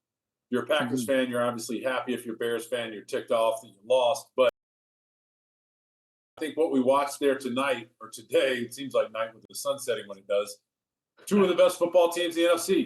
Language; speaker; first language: English; native; English